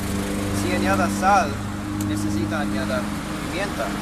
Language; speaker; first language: Spanish; non-native, learner; English